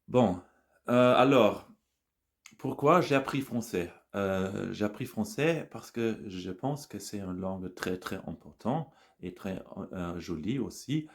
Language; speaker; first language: French; non-native, learner; German